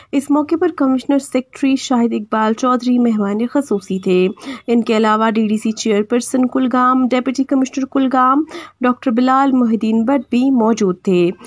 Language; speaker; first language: Urdu; non-native, local second language; Kashmiri